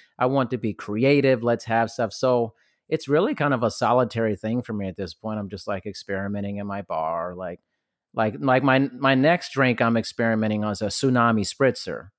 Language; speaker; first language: English; native; English